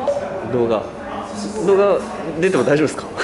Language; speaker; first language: Japanese; native; Japanese